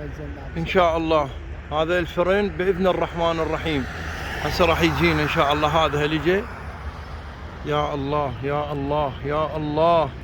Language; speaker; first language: Arabic; native; Arabic